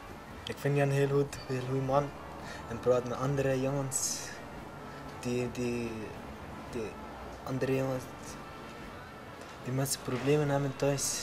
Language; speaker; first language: Dutch; non-native, learner; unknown